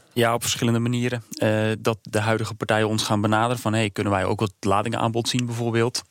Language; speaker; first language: Dutch; native; Dutch